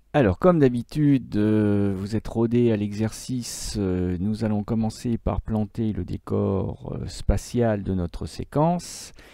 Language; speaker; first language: French; native; French